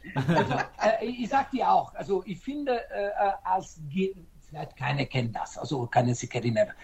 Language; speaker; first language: German; non-native, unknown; Italian